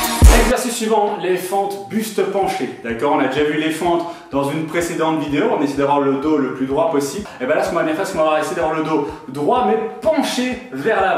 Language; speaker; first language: French; native; French